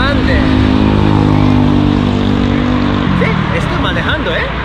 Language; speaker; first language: Spanish; non-native, learner; Japanese